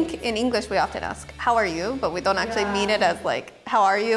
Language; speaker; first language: English; native; English